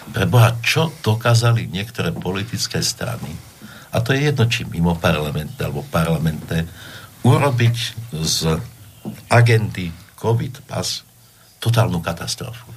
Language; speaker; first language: Slovak; native; Slovak